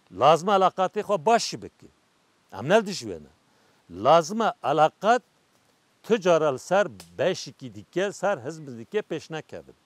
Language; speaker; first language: Kurdish; non-native, local second language; Turkish